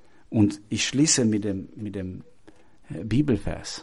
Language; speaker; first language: German; non-native, fluent; Albanian